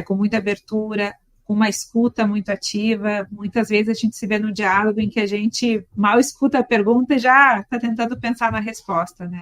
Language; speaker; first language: Portuguese; native; Portuguese